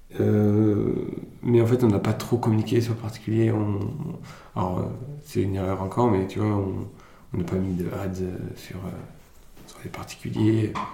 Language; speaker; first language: French; early bilingual, other home language; Italian